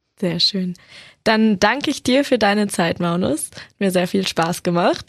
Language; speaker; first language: German; native; German